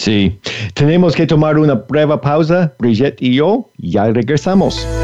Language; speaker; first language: Spanish; non-native, fluent; English